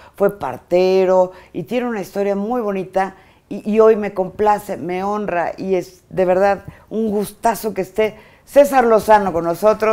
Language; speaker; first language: Spanish; native; Spanish